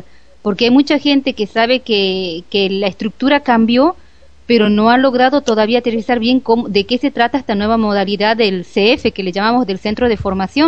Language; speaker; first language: Spanish; native; Spanish